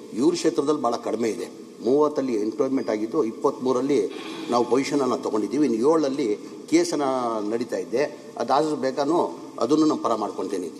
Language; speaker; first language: Kannada; non-native, local second language; Urdu